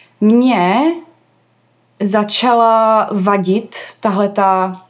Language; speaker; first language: Czech; early bilingual, other home language; English